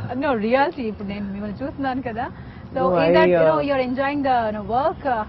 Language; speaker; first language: Telugu; native; Telugu